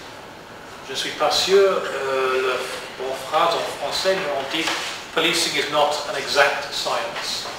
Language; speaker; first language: French; non-native, learner; English